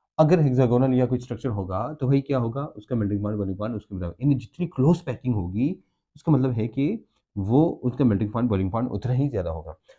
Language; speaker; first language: Urdu; non-native, local second language; Pashto